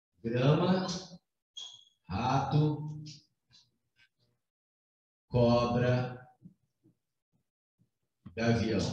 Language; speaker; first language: Portuguese; native; Portuguese